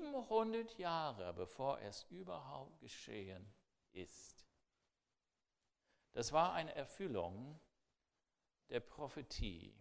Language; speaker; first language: German; non-native, fluent; English